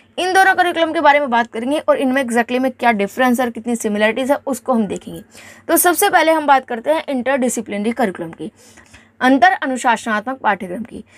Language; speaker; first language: Hindi; native; Hindi